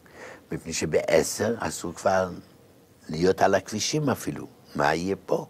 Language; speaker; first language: Hebrew; non-native, fluent; Yiddish